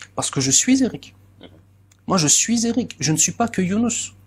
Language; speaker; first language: French; native; French